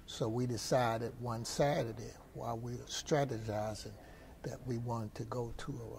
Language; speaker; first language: English; native; English